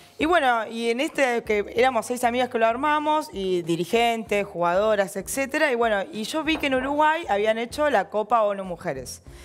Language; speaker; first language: Spanish; native; Spanish